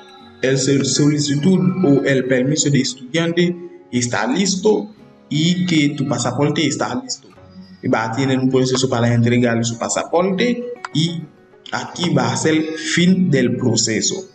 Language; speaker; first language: Spanish; non-native, learner; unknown